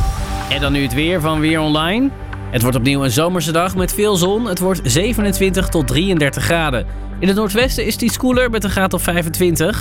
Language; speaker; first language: Dutch; native; Dutch